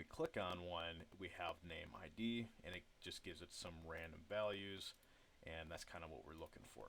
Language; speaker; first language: English; native; English